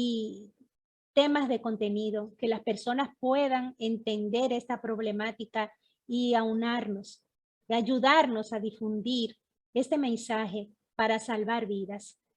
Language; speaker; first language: Spanish; native; Spanish